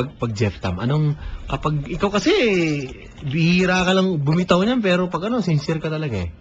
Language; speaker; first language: Filipino; native; Filipino